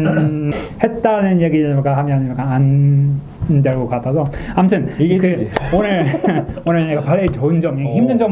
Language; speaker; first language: Korean; non-native, learner; English